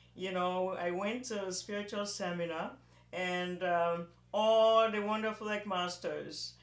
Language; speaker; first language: English; non-native, local second language; Yoruba